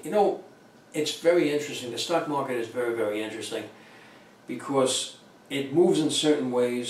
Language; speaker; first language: English; native; English